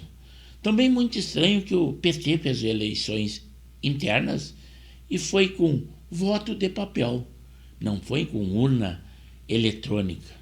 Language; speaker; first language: Portuguese; native; Portuguese